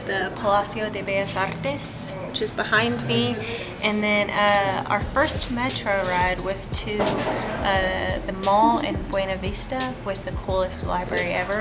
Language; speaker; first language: English; native; English